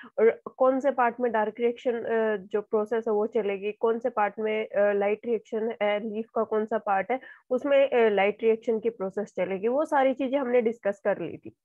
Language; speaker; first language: Hindi; native; Hindi